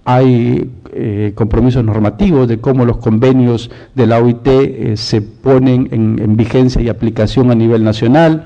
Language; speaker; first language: Spanish; native; Spanish